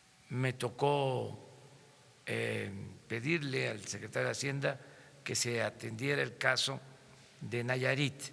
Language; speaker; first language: Spanish; native; Spanish